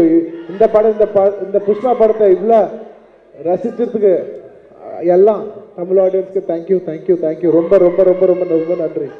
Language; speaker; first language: Tamil; non-native, local second language; Telugu